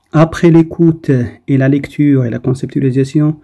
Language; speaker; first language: French; non-native, local second language; Arabic